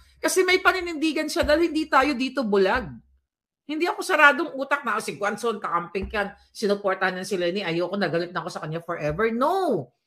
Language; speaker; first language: Filipino; non-native, local second language; Hiligaynon